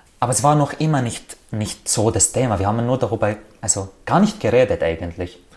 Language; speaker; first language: German; non-native, fluent; Arabic